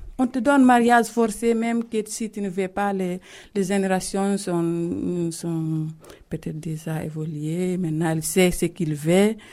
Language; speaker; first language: French; non-native, local second language; Fula